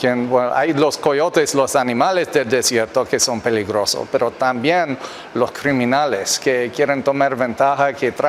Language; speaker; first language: Spanish; non-native, fluent; English